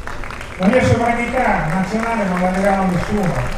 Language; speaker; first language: Italian; native; Italian